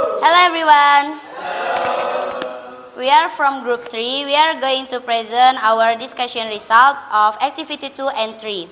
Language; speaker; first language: English; non-native, learner; Indonesian